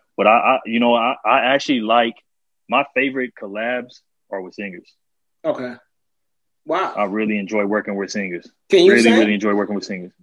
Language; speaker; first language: English; native; English